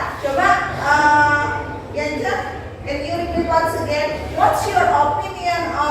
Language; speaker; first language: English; non-native, fluent; Indonesian